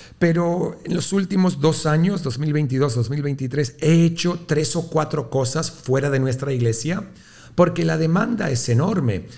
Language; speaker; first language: Spanish; early bilingual, heritage; Spanish